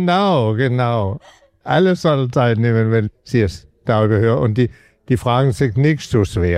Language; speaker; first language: German; non-native, fluent; Danish